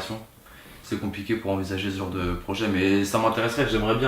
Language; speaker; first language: French; native; French